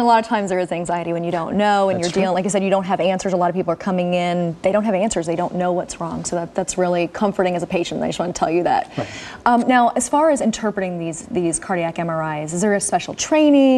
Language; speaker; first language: English; native; English